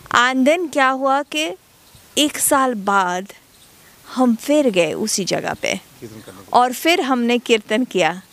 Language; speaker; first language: Hindi; non-native, fluent; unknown